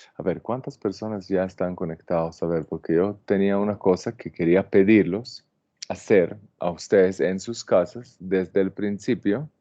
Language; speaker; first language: Spanish; non-native, fluent; Hebrew